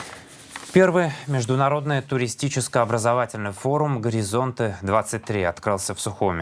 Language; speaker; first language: Russian; native; Russian